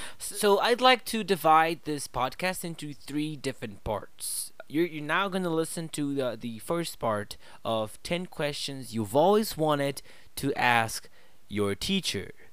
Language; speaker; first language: English; non-native, fluent; Portuguese